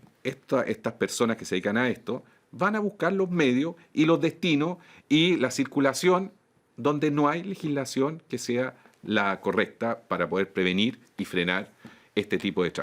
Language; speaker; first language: Spanish; native; Spanish